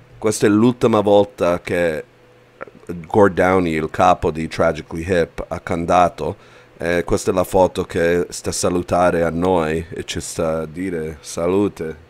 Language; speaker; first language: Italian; early bilingual, heritage; Italian